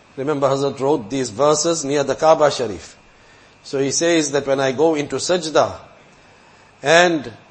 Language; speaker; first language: English; native; English